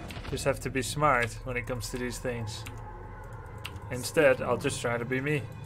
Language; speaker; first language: English; non-native, fluent; Dutch